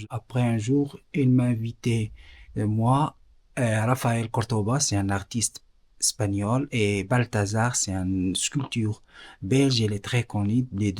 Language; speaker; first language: French; non-native, learner; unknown